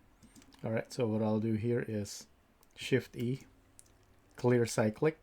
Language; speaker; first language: English; native; English